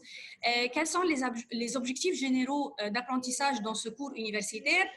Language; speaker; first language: French; non-native, fluent; Arabic